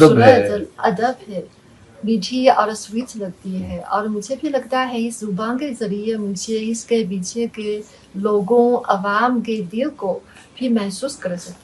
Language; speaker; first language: Hindi; non-native, fluent; Chinese